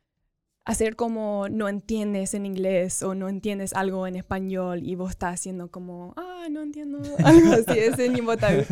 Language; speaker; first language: Spanish; early bilingual, other home language; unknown